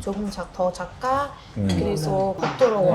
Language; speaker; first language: Korean; non-native, learner; Vietnamese